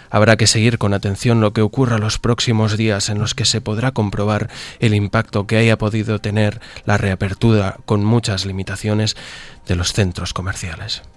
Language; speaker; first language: Spanish; non-native, local second language; Catalan